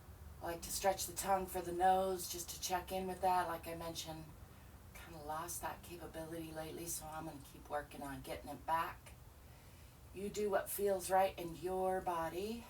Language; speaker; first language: English; native; English